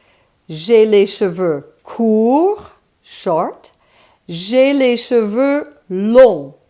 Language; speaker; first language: French; non-native, fluent; English